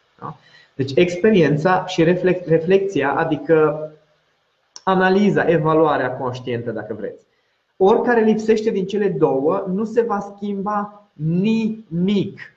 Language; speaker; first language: Romanian; non-native, local second language; Hungarian